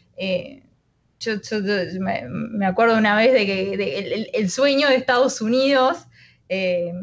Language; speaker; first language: Spanish; native; Spanish